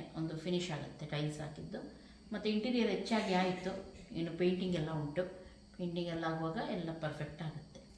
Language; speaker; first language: Kannada; non-native, local second language; Konkani